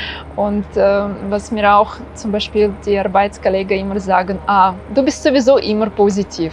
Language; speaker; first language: German; non-native, fluent; Russian